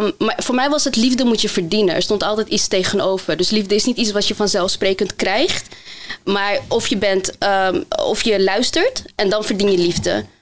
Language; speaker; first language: Dutch; early bilingual, other home language; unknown